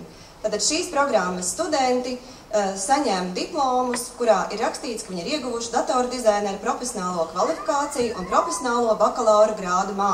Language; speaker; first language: Latvian; native; Latvian